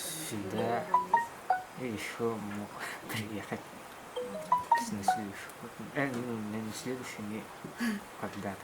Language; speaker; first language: Russian; non-native, local second language; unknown